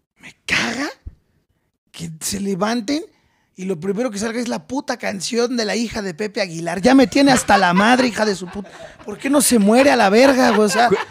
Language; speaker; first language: Spanish; native; Spanish